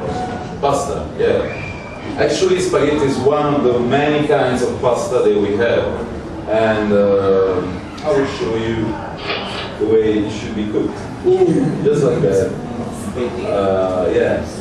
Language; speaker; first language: English; non-native, learner; Italian